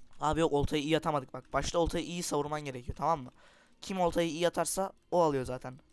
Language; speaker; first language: Turkish; native; Turkish